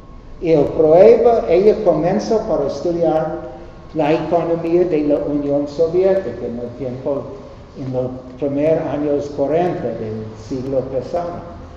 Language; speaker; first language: Spanish; non-native, learner; English